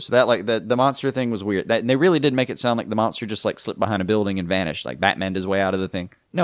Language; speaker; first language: English; native; English